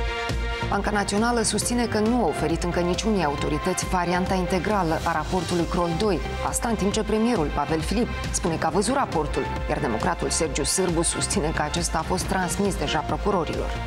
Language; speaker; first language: Romanian; native; Romanian